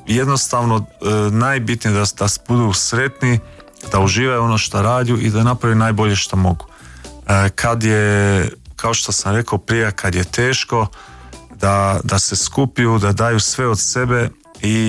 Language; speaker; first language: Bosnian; early bilingual, heritage; Croatian